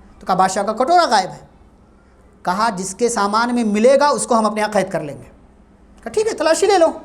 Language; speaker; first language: Urdu; native; Urdu